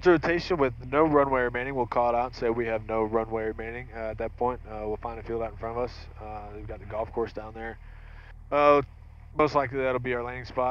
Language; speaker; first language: English; native; English